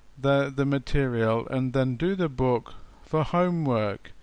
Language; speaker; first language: English; native; English